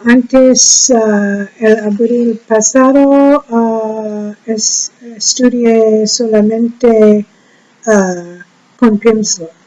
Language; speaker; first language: Spanish; non-native, learner; English